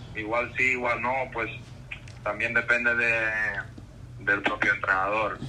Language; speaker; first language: Spanish; non-native, fluent; Croatian